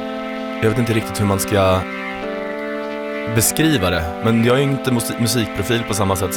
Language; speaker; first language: Swedish; native; Swedish